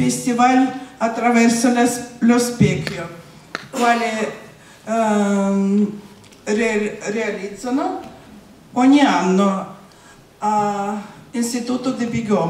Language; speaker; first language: Italian; non-native, learner; Russian